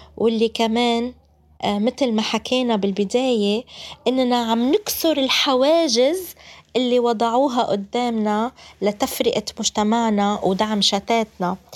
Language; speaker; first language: Arabic; native; Arabic